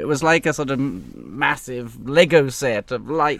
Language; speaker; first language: English; native; English